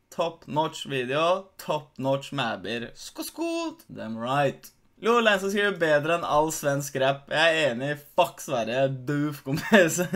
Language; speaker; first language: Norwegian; early bilingual, other home language; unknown